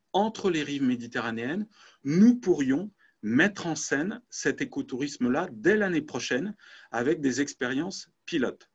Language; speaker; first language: French; native; French